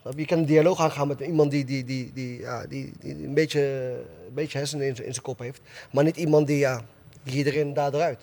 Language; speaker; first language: Dutch; early bilingual, other home language; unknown